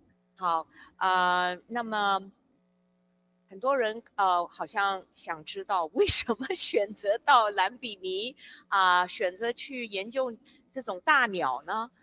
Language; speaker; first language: Chinese; early bilingual, heritage; English